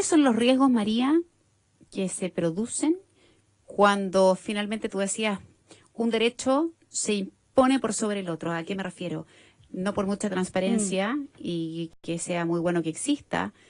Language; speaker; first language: Spanish; native; Spanish